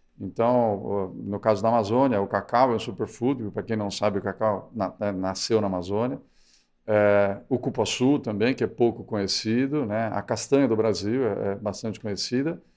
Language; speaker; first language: Portuguese; early bilingual, other home language; Spanish